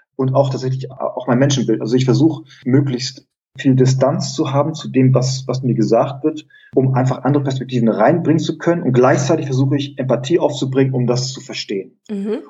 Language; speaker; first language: German; early bilingual, other home language; Greek